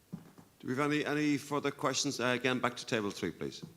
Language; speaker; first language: English; native; English